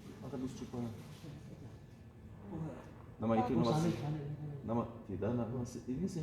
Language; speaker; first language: Indonesian; non-native, learner; Turkish